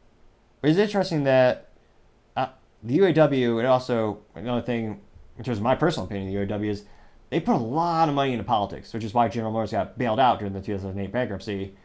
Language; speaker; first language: English; native; English